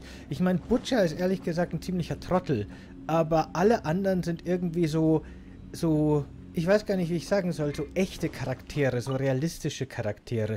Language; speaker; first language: German; native; German